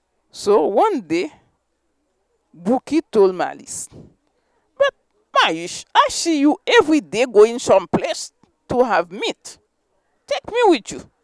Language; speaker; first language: English; non-native, fluent; Haitian Creole